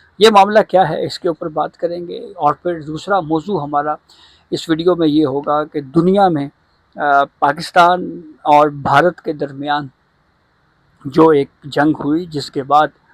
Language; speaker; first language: Urdu; non-native, local second language; Punjabi